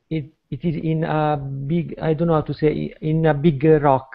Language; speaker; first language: English; non-native, learner; Italian